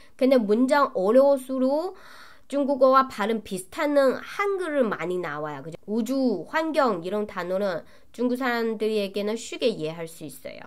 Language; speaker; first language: Korean; non-native, learner; Chinese